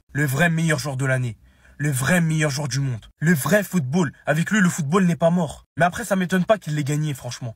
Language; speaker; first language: French; native; French